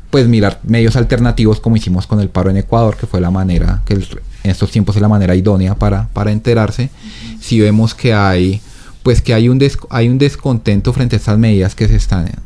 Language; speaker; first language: Spanish; native; Spanish